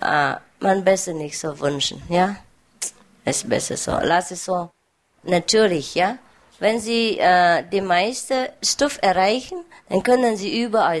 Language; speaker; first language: German; non-native, fluent; Vietnamese